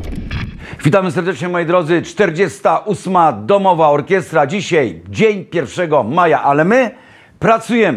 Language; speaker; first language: Polish; native; Polish